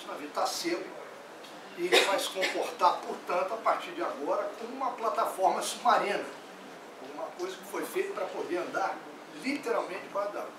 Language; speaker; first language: Portuguese; native; Portuguese